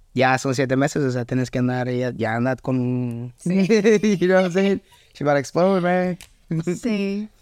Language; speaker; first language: Spanish; early bilingual, heritage; Spanish